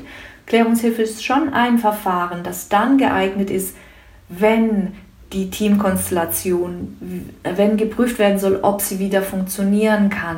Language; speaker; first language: German; native; German